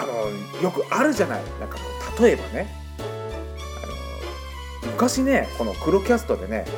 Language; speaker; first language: Japanese; native; Japanese